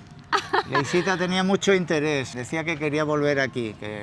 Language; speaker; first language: Spanish; native; Spanish